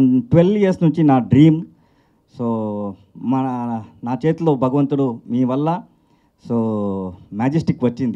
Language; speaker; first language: Telugu; non-native, learner; Kannada